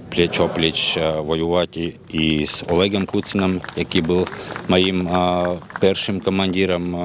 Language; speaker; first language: Ukrainian; non-native, learner; Latvian